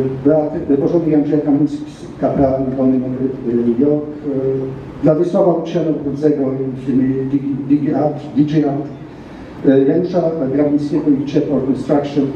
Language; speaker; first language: Polish; native; Polish